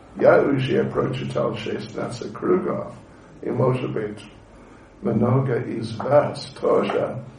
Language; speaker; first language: Russian; non-native, learner; English